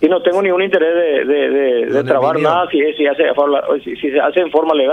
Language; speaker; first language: Spanish; native; Spanish